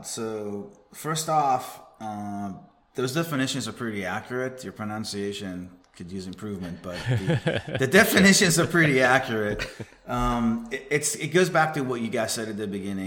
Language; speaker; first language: English; non-native, fluent; Hebrew